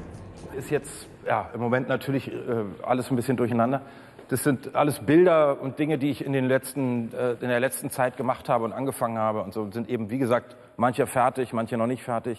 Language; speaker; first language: German; native; German